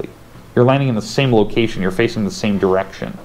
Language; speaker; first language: English; native; English